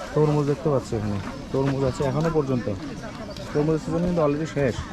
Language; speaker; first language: Bangla; non-native, local second language; Chakma